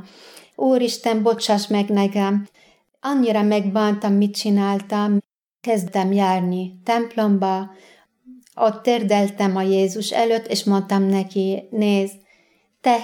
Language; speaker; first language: Hungarian; non-native, fluent; Arabic